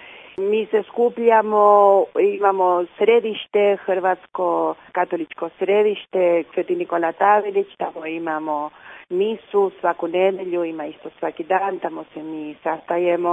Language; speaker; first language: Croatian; early bilingual, heritage; Croatian